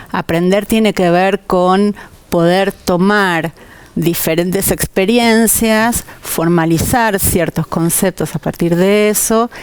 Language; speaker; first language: Spanish; native; Spanish